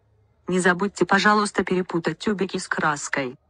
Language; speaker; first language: Russian; native; Russian